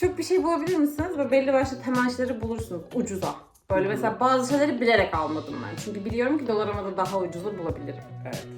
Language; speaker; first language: Turkish; native; Turkish